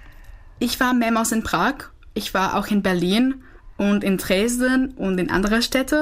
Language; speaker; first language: German; non-native, fluent; Czech